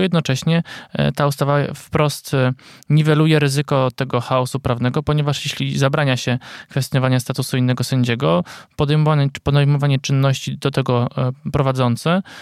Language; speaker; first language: Polish; native; Polish